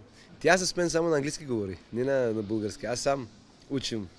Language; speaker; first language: Bulgarian; non-native, learner; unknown